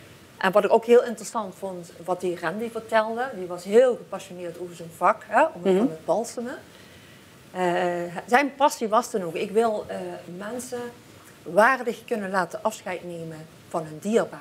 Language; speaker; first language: Dutch; native; Dutch